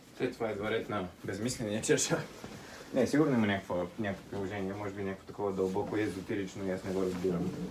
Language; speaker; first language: Bulgarian; native; Bulgarian